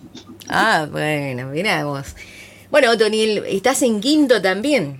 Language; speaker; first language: Spanish; native; Spanish